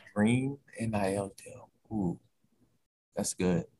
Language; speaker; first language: English; native; English